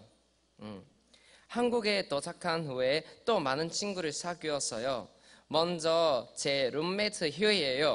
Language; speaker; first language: Korean; non-native, learner; Chinese